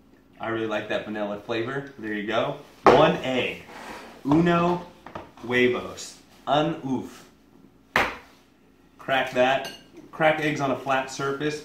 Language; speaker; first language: English; native; English